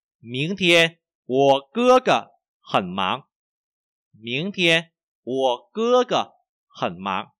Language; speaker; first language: Chinese; non-native, fluent; Vietnamese